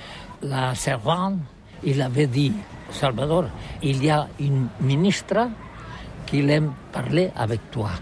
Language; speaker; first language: French; non-native, learner; Catalan